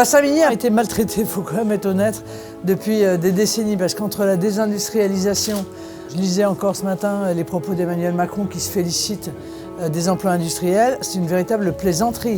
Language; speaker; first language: French; native; French